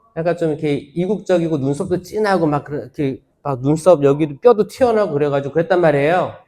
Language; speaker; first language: Korean; native; Korean